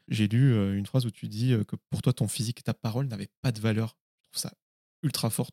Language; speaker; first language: French; native; French